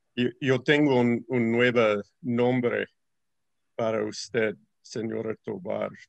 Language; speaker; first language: Spanish; non-native, learner; English